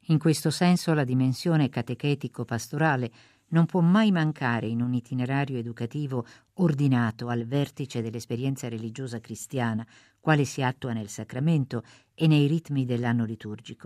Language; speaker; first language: Italian; native; Italian